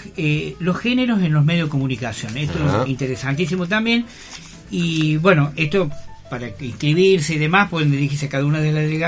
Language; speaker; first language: Spanish; native; Spanish